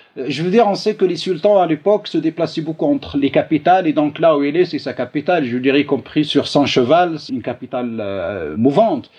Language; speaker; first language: French; non-native, local second language; Arabic